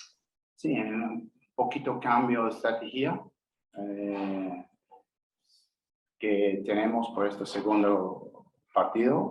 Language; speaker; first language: Spanish; non-native, learner; English